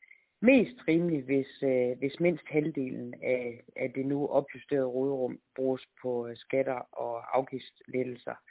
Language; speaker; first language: Danish; native; Danish